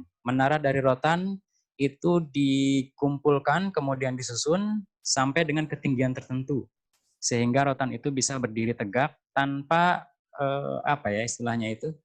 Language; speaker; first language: Indonesian; native; Indonesian